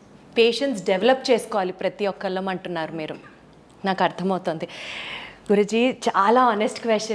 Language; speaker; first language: Telugu; native; Telugu